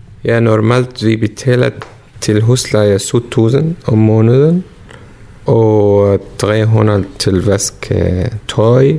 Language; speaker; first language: Danish; non-native, learner; Arabic